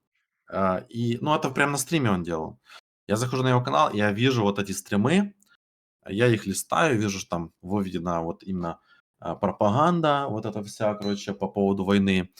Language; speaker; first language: Russian; native; Russian